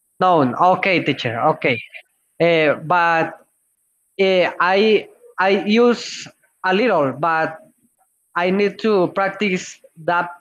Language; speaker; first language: English; non-native, learner; Spanish